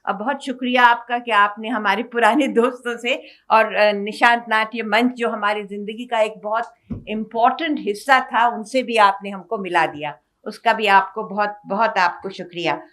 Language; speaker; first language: Urdu; native; Urdu